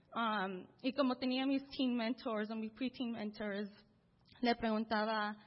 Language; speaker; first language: Spanish; early bilingual, heritage; Spanish